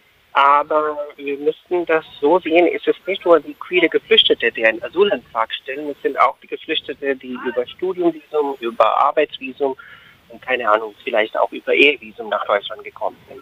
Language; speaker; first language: German; non-native, fluent; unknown